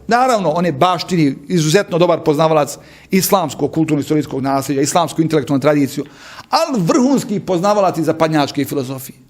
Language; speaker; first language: Bosnian; native; Bosnian